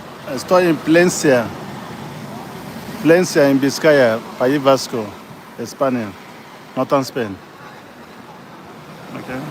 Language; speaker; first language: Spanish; non-native, learner; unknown